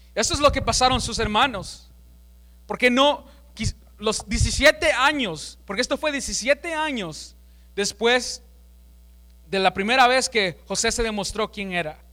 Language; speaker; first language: Spanish; early bilingual, heritage; Spanish